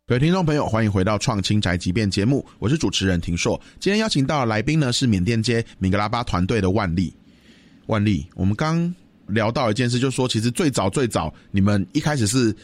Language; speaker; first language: Chinese; native; Chinese